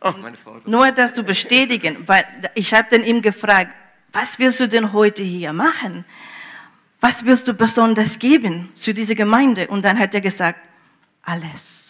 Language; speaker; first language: German; early bilingual, heritage; German